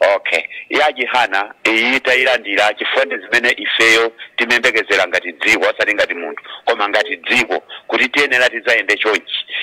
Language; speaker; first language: Nyanja; non-native, local second language; Tumbuka